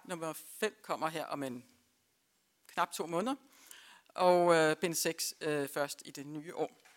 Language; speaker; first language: Danish; native; Danish